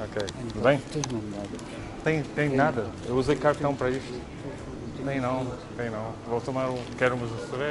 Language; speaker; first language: Portuguese; early bilingual, heritage; English